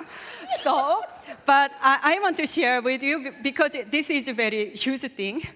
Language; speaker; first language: English; non-native, learner; Korean